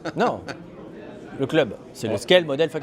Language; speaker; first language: French; native; French